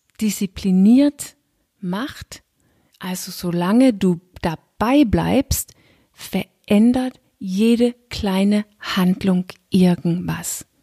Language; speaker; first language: German; non-native, fluent; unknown